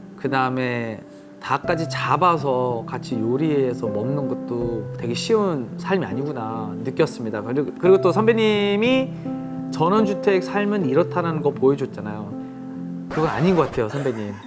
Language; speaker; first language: Korean; early bilingual, other home language; English